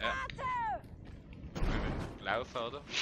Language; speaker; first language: German; native; German